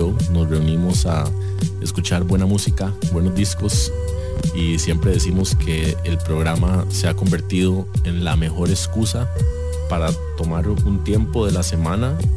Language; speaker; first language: Spanish; native; Spanish